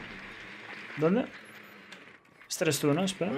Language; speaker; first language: Spanish; native; Spanish